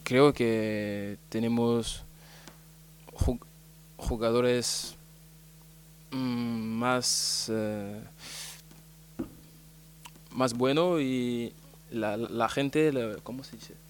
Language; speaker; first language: Spanish; non-native, learner; French